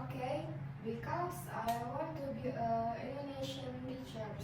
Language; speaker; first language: English; non-native, learner; Indonesian